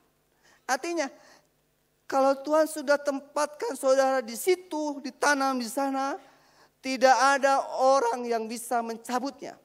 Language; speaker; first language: Indonesian; native; Indonesian